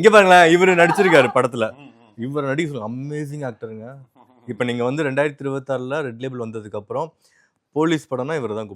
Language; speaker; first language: Tamil; native; Tamil